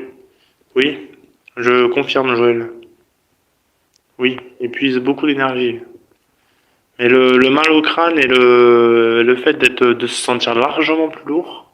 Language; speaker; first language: French; native; French